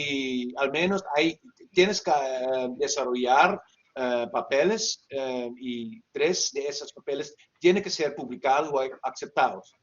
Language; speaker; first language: Spanish; non-native, learner; Dutch